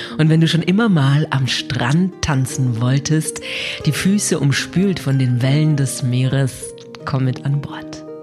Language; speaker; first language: German; native; German